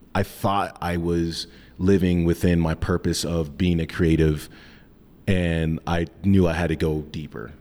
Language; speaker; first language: English; native; English